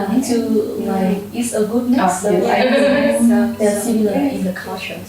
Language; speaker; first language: English; non-native, learner; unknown